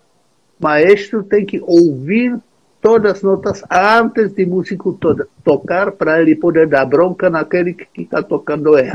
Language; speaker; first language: Portuguese; non-native, fluent; Czech